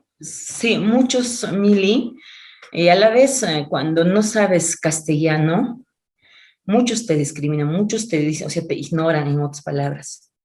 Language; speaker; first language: Spanish; non-native, local second language; Quechua